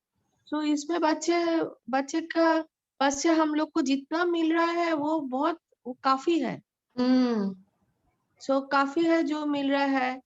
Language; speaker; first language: Hindi; non-native, local second language; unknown